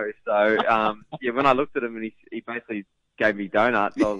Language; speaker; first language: English; native; English